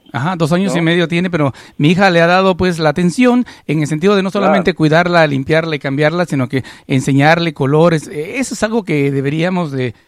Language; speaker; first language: Spanish; native; Spanish